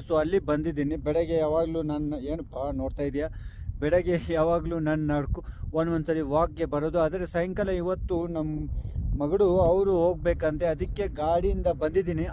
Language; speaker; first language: Kannada; non-native, fluent; Ladakhi